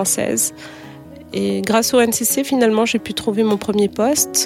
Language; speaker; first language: French; native; French